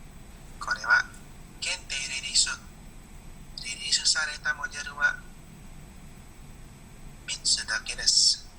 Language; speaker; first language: Japanese; non-native, learner; Indonesian